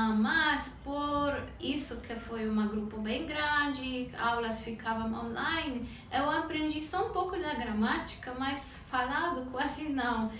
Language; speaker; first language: Portuguese; non-native, fluent; Polish